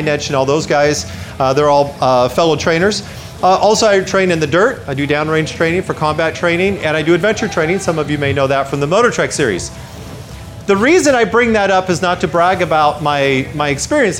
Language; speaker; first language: English; native; English